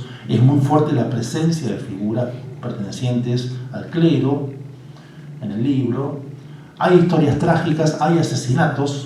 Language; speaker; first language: Spanish; native; Spanish